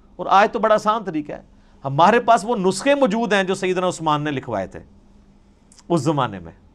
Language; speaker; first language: Urdu; non-native, local second language; Punjabi